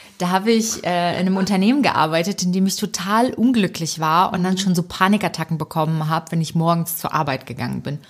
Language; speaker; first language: German; early bilingual, other home language; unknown